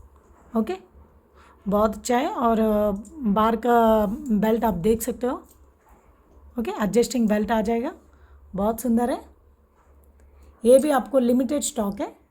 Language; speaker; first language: Hindi; non-native, local second language; Telugu